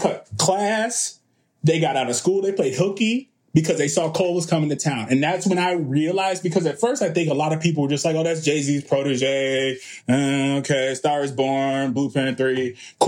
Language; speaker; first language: English; native; English